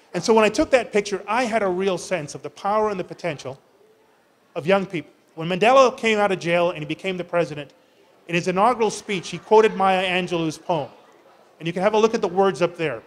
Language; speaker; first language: English; native; English